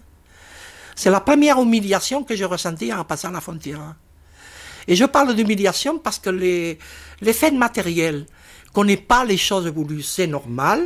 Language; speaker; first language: French; non-native, fluent; Catalan